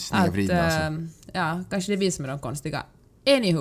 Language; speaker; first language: Swedish; native; Swedish